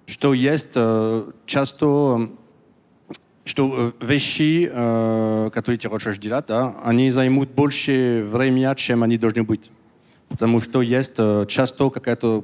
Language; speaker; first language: Russian; non-native, learner; French